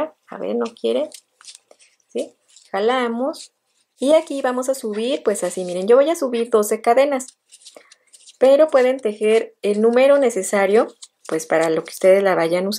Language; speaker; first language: Spanish; native; Spanish